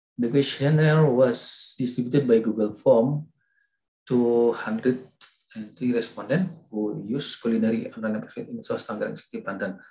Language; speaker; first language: English; non-native, fluent; Indonesian